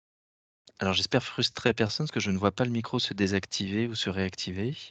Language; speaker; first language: French; native; French